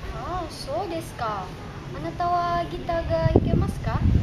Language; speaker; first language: Japanese; non-native, learner; Indonesian